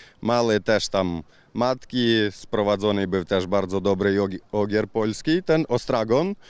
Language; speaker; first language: Polish; non-native, learner; Ukrainian